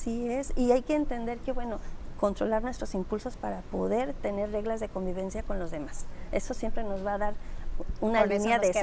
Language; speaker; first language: Spanish; native; Spanish